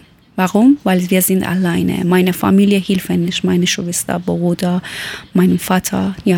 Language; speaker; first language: German; non-native, learner; Persian